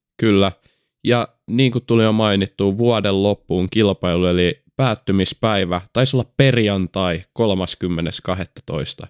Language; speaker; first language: Finnish; native; Finnish